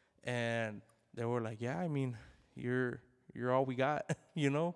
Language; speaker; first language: English; early bilingual, other home language; Spanish